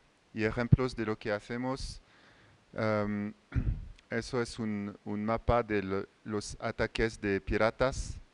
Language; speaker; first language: Spanish; non-native, fluent; French